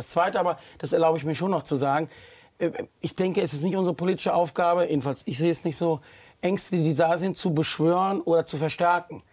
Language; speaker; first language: German; native; German